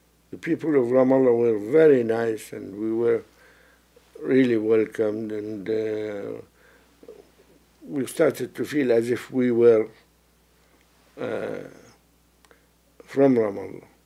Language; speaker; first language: English; non-native, fluent; Arabic